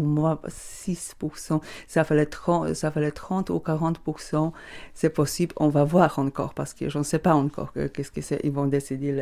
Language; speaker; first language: French; non-native, learner; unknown